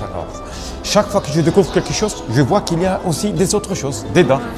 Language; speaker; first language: French; non-native, fluent; Spanish